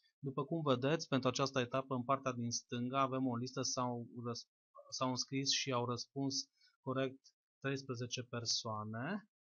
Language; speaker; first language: Romanian; native; Romanian